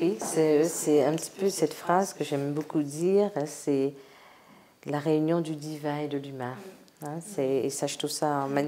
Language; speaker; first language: French; native; French